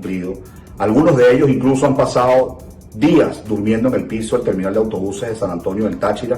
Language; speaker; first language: Spanish; native; Spanish